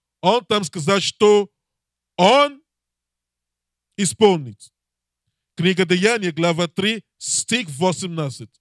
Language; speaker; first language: Russian; non-native, learner; English